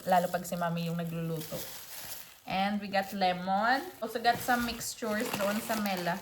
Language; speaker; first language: Filipino; non-native, local second language; Hiligaynon